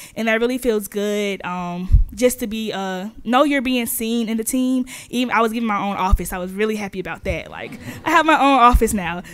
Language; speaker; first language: English; native; English